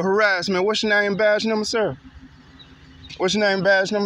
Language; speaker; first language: English; native; English